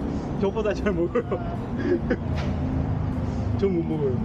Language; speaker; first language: Korean; non-native, fluent; Russian